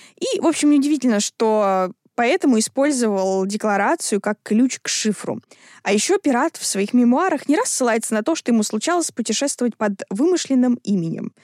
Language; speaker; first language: Russian; native; Russian